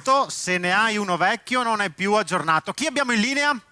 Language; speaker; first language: Italian; native; Italian